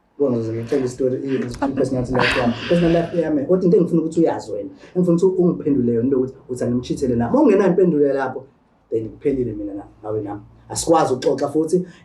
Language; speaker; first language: Zulu; native; Zulu